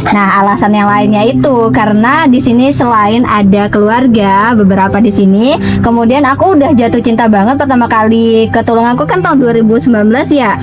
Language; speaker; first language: Indonesian; native; Indonesian